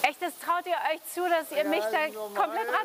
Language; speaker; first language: German; native; German